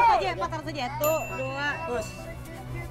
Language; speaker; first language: Indonesian; native; Indonesian